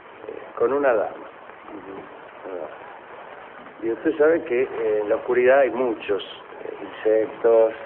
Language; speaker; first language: Spanish; native; Spanish